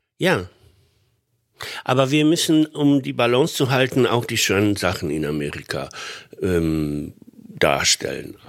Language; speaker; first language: German; non-native, fluent; Polish